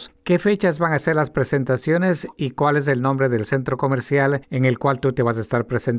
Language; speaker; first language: Spanish; native; Spanish